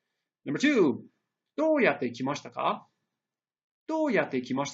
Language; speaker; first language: Japanese; non-native, fluent; English